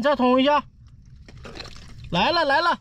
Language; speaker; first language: Chinese; native; Chinese